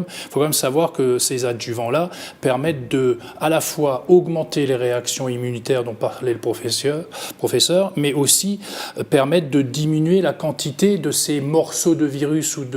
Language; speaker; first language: French; native; French